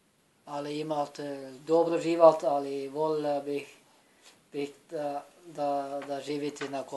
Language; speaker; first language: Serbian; non-native, learner; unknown